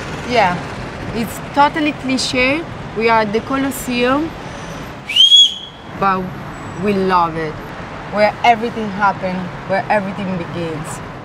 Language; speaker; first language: English; non-native, fluent; Italian